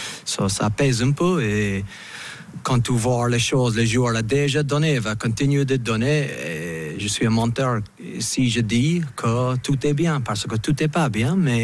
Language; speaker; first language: French; non-native, fluent; English